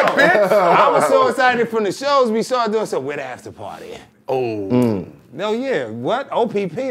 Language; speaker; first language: English; native; English